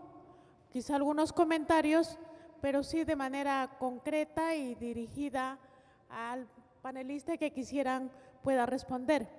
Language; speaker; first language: Spanish; native; Spanish